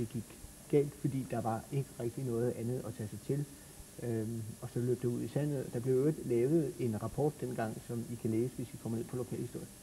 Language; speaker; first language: Danish; native; Danish